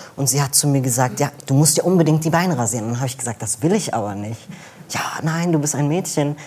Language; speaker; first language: German; native; German